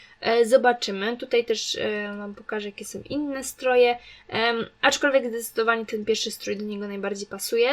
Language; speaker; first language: Polish; native; Polish